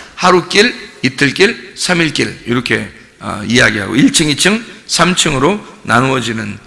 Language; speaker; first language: Korean; native; Korean